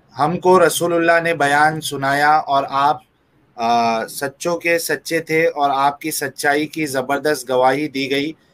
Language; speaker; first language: Hindi; native; Hindi